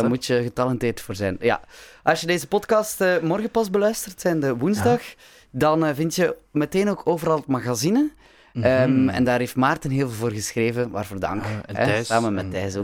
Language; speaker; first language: Dutch; native; Dutch